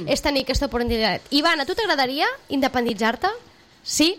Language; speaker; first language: Catalan; native; Catalan